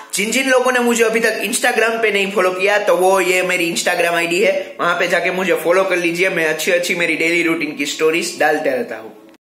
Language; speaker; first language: Hindi; non-native, local second language; Gujarati